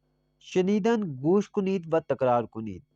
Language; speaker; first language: Persian; non-native, fluent; Urdu